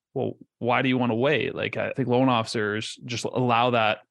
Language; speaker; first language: English; early bilingual, other home language; Spanish